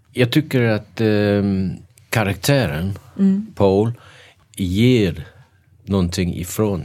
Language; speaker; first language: Swedish; non-native, fluent; Danish